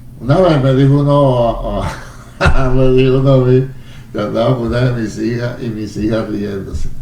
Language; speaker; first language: Spanish; native; Spanish